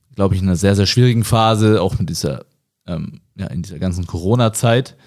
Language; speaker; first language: German; native; German